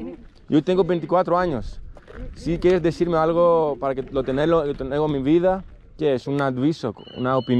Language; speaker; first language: Spanish; non-native, learner; Greek